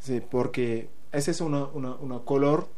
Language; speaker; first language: Spanish; non-native, learner; Wolof